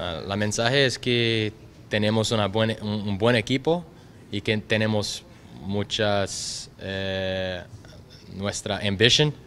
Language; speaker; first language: Spanish; non-native, learner; Portuguese